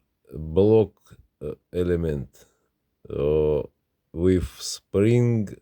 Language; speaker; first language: English; non-native, learner; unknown